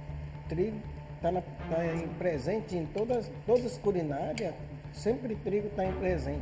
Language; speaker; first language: Portuguese; non-native, fluent; Japanese